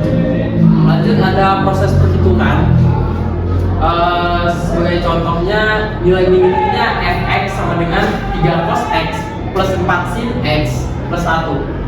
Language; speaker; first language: Indonesian; native; Indonesian